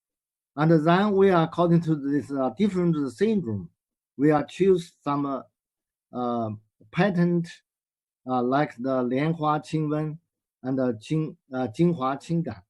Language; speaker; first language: English; non-native, learner; Chinese